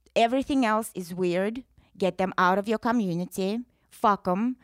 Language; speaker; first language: English; non-native, fluent; Russian